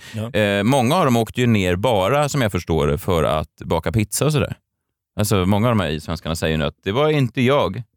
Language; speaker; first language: Swedish; native; Swedish